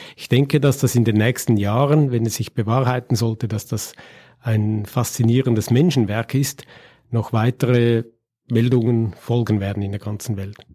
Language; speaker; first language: German; native; German